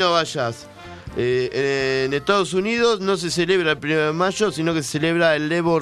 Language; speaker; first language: Spanish; native; Spanish